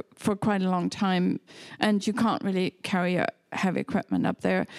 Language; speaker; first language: English; non-native, fluent; German